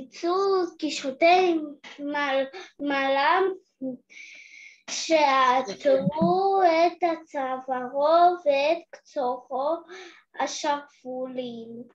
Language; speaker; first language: Hebrew; non-native, learner; Russian